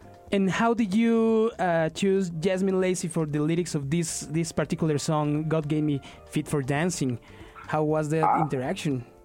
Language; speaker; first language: English; non-native, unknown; Spanish